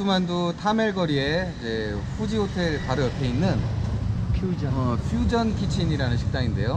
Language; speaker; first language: Korean; native; Korean